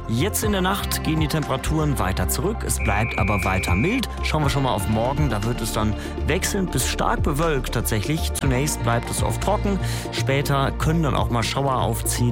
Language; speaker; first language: German; native; German